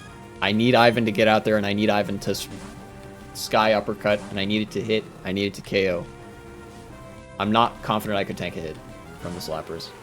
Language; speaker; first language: English; native; English